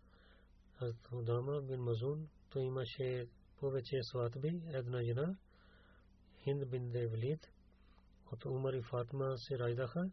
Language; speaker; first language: Bulgarian; non-native, learner; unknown